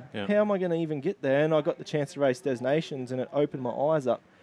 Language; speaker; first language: English; native; English